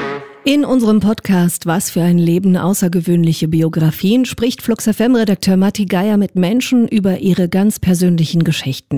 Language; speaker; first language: German; native; German